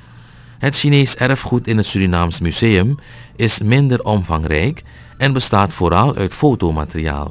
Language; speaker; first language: Dutch; native; Dutch